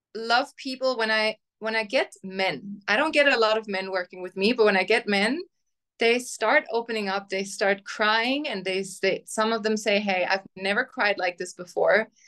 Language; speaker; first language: English; non-native, fluent; German